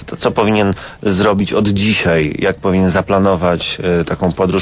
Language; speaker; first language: Polish; native; Polish